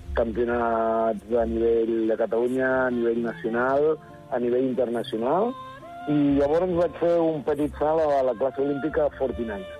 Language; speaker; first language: Catalan; early bilingual, other home language; Spanish